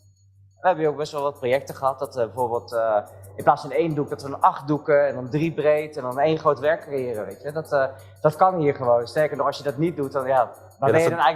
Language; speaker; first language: Dutch; native; Dutch